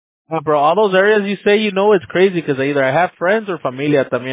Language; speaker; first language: English; early bilingual, other home language; Spanish